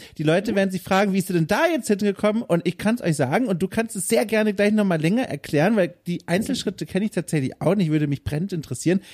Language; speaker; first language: German; native; German